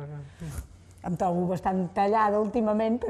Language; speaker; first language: Catalan; native; Catalan